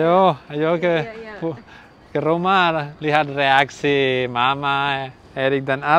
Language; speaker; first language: Indonesian; non-native, learner; Catalan